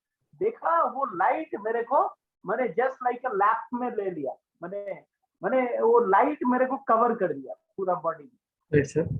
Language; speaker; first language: Hindi; non-native, local second language; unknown